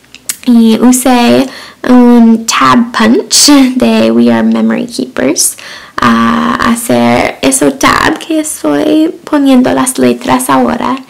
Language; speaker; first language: Spanish; non-native, fluent; English